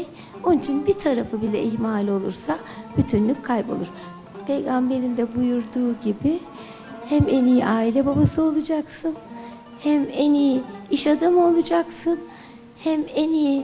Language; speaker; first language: Turkish; native; Turkish